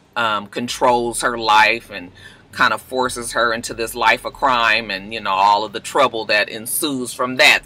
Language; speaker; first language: English; native; English